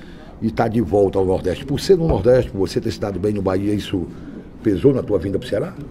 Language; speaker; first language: Portuguese; native; Portuguese